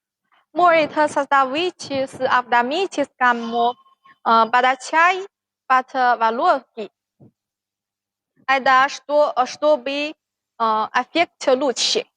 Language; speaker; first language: Russian; non-native, learner; Chinese